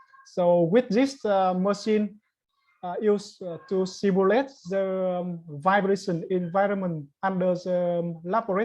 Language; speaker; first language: English; non-native, learner; Vietnamese